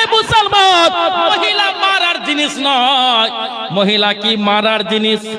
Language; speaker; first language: Bangla; non-native, fluent; Urdu